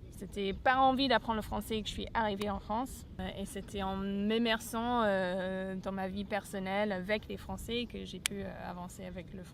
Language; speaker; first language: French; non-native, fluent; English